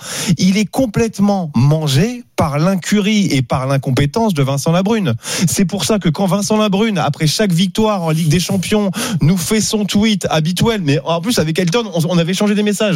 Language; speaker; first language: French; native; French